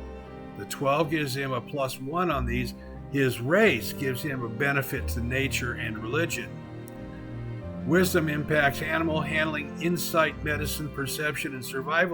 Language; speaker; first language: English; native; English